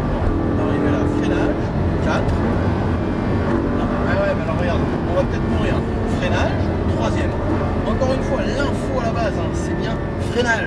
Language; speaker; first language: French; native; French